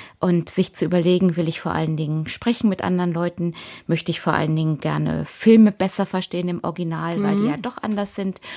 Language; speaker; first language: German; native; German